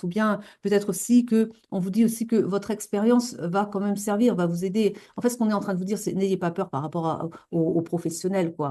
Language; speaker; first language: French; native; French